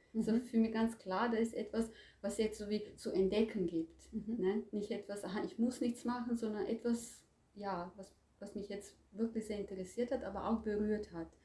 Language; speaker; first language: German; non-native, fluent; Croatian